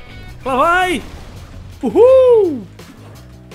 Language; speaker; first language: Portuguese; native; Portuguese